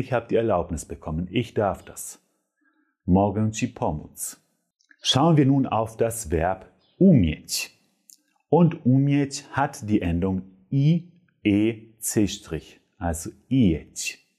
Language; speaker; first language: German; non-native, fluent; Polish